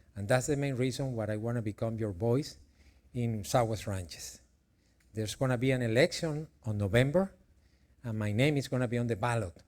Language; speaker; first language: English; non-native, fluent; Spanish